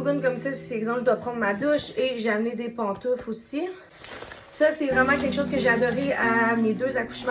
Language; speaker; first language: French; native; French